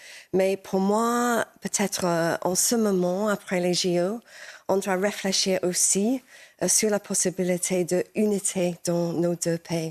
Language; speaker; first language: French; non-native, fluent; English